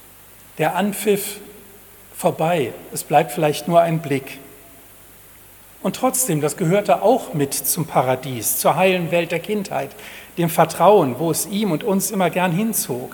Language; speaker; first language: German; native; German